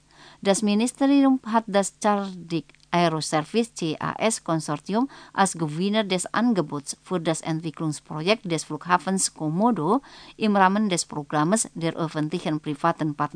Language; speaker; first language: German; non-native, fluent; Indonesian